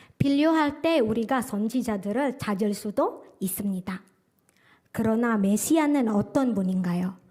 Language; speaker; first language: Korean; non-native, fluent; Indonesian